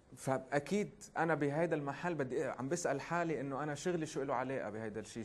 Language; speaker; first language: Arabic; native; Arabic